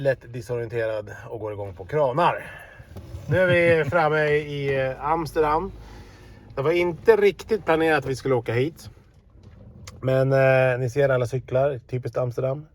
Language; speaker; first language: Swedish; native; Swedish